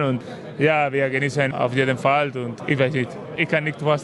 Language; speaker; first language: German; non-native, learner; Spanish